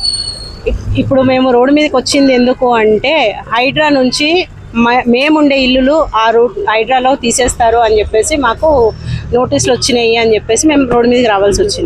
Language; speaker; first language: Telugu; native; Telugu